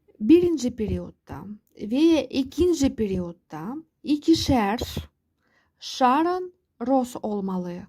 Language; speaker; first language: Turkish; non-native, fluent; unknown